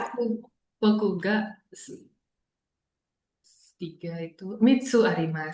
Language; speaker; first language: Japanese; non-native, learner; Indonesian